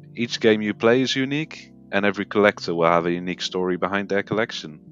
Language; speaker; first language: English; non-native, fluent; Dutch